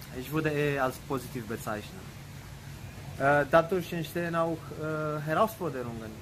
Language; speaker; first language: German; non-native, fluent; Romanian